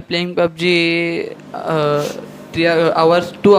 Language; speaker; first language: English; non-native, learner; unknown